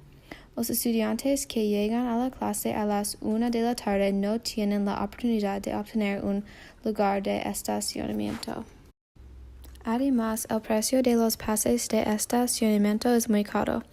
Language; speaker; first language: Spanish; non-native, learner; English